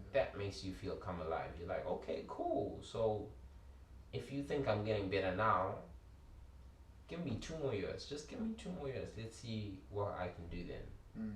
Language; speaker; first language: English; early bilingual, other home language; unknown